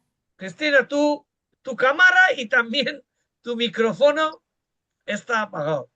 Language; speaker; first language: Spanish; non-native, fluent; Bangla